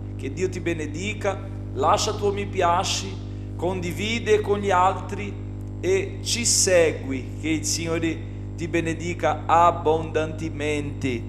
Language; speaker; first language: Italian; non-native, fluent; Portuguese